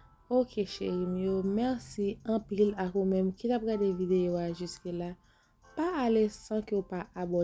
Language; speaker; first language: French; non-native, local second language; Haitian Creole